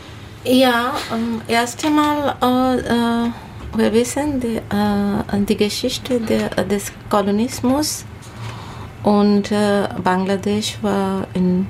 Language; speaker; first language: German; non-native, learner; Bangla